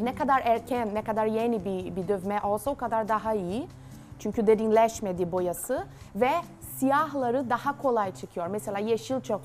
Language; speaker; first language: Turkish; non-native, learner; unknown